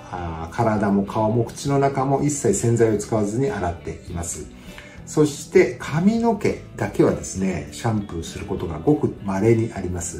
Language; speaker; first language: Japanese; native; Japanese